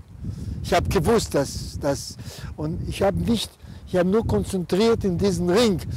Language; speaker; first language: German; non-native, fluent; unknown